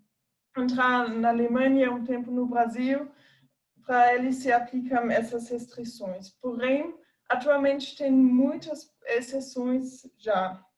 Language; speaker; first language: Portuguese; non-native, fluent; German